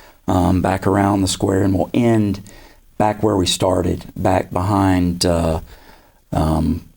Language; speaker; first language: English; native; English